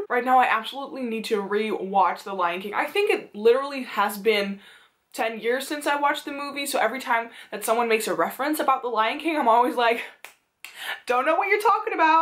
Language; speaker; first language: English; non-native, fluent; Dutch